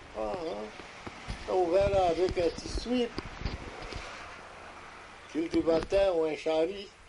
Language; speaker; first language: French; native; French